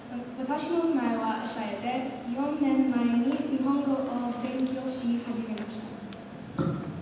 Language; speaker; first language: Japanese; non-native, learner; English